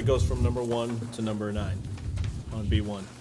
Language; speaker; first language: English; native; English